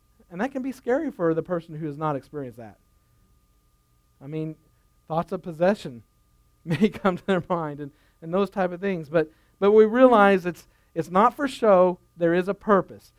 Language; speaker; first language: English; native; English